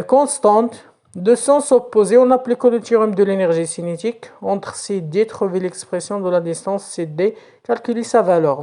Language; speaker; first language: French; non-native, local second language; Arabic